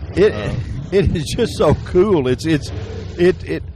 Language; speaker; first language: English; native; English